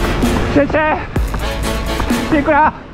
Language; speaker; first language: Chinese; non-native, learner; Japanese